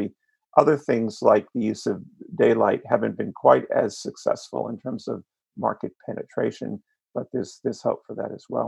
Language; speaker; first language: English; native; English